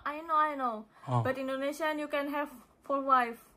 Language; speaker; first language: English; non-native, learner; Indonesian